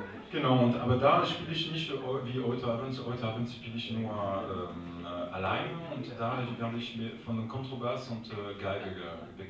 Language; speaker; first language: German; non-native, local second language; French